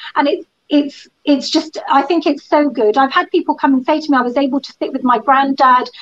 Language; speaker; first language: English; native; English